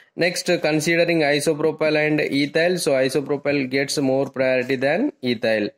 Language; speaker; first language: English; non-native, local second language; Telugu